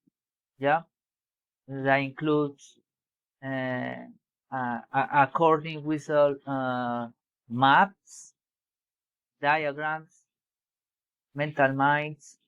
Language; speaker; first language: English; non-native, learner; Spanish